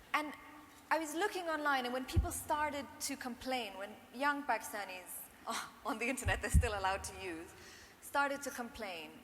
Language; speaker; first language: English; non-native, local second language; Urdu